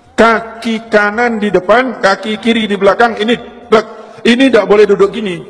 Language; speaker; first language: Indonesian; non-native, local second language; Javanese